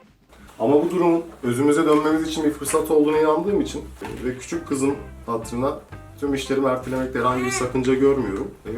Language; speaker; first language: Turkish; native; Turkish